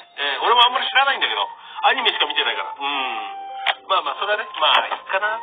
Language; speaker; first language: Japanese; native; Japanese